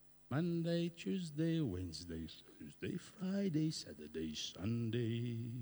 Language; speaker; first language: English; non-native, local second language; Afrikaans